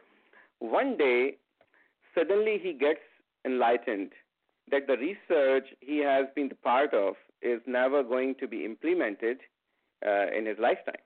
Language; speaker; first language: English; non-native, local second language; Hindi